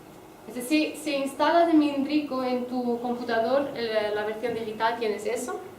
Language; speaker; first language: Spanish; non-native, fluent; Portuguese